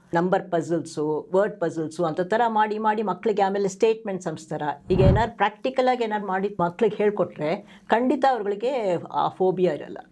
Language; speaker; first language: Kannada; native; Kannada